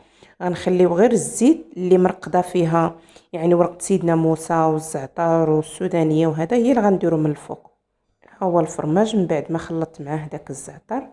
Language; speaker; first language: Arabic; native; Arabic